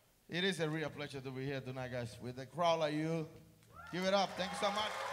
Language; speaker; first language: English; non-native, fluent; Spanish